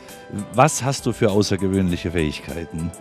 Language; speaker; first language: German; native; German